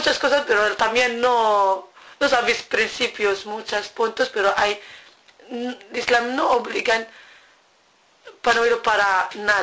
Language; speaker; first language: Spanish; non-native, learner; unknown